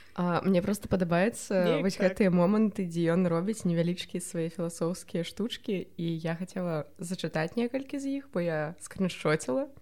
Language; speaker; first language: Belarusian; non-native, local second language; Russian